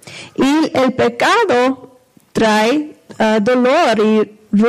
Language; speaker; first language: Spanish; non-native, fluent; English